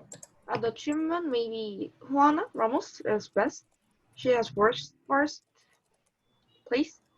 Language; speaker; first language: English; non-native, learner; Korean